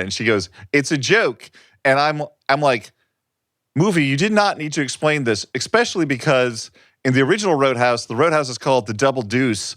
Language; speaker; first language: English; native; English